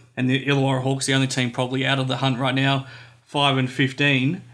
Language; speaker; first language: English; native; English